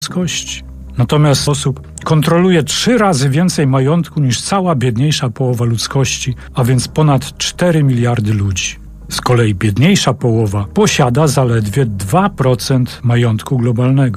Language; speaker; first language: Polish; native; Polish